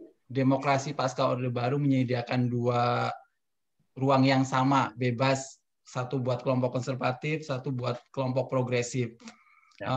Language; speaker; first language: Indonesian; native; Indonesian